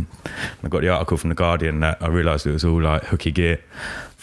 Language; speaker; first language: English; native; English